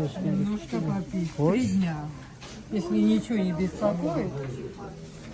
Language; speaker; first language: Russian; non-native, fluent; Georgian